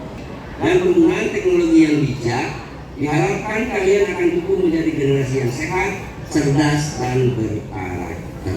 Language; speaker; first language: Indonesian; native; Indonesian